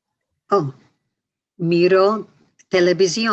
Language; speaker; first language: Spanish; non-native, learner; English